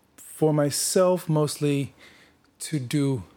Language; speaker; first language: English; non-native, fluent; Dutch